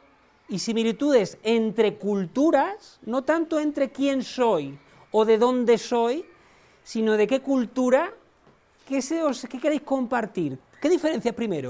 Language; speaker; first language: Spanish; native; Spanish